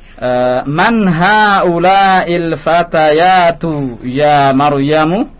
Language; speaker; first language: Arabic; non-native, fluent; Indonesian